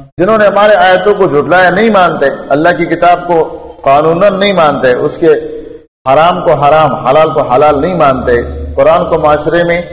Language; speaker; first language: Urdu; non-native, local second language; Pashto